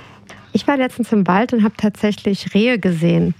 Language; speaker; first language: German; native; German